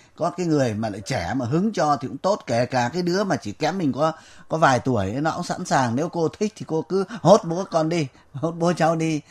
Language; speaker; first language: Vietnamese; native; Vietnamese